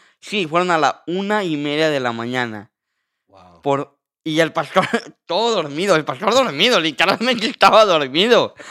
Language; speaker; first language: Spanish; early bilingual, heritage; Spanish